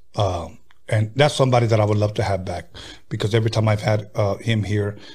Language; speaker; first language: English; early bilingual, other home language; Spanish